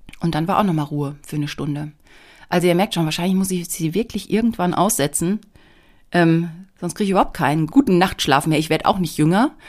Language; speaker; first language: German; native; German